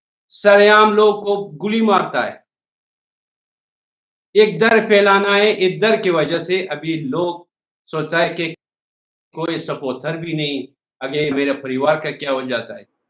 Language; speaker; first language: Hindi; non-native, learner; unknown